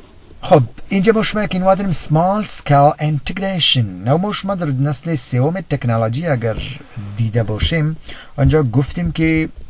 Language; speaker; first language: Persian; native; Persian